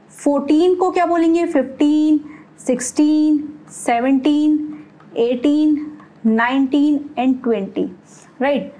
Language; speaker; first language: Hindi; native; Hindi